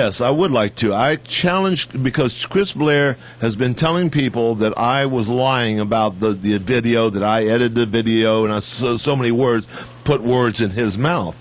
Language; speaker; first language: English; native; English